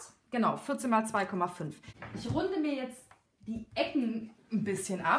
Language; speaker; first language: German; native; German